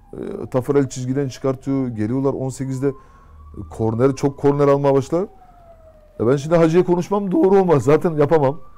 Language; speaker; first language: Turkish; early bilingual, heritage; Turkish